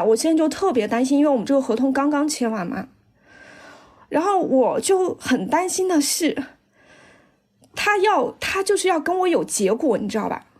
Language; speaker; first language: Chinese; native; Chinese